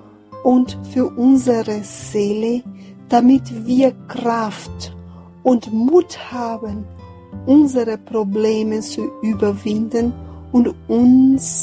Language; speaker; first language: German; non-native, fluent; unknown